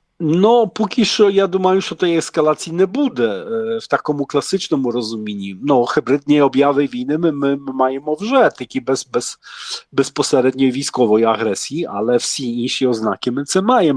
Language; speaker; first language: Polish; non-native, learner; Ukrainian